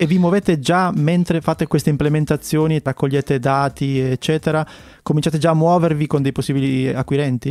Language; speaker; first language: Italian; native; Italian